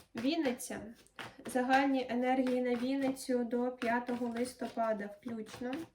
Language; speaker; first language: Ukrainian; non-native, local second language; Russian